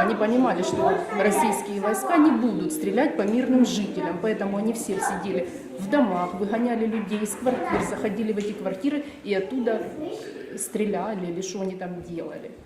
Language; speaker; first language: Russian; native; Russian